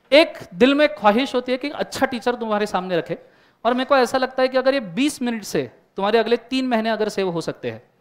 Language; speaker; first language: Hindi; non-native, local second language; Marathi